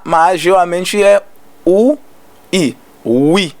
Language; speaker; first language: Portuguese; non-native, learner; Haitian Creole